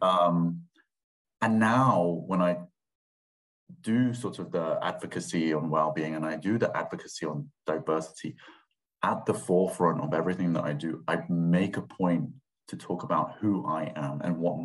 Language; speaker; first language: English; non-native, local second language; Thai